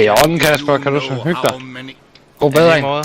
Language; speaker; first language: Danish; native; Danish